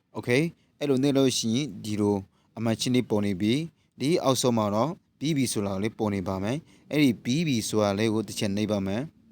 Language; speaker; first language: Burmese; non-native, local second language; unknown